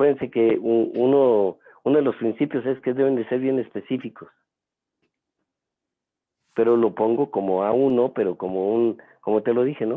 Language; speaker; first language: Spanish; native; Spanish